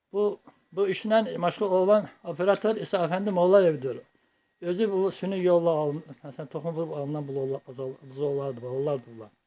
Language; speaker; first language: Azerbaijani; non-native, local second language; Avaric